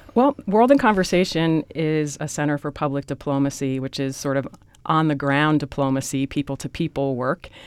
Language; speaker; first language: English; native; English